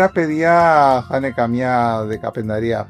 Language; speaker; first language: Greek; early bilingual, heritage; Greek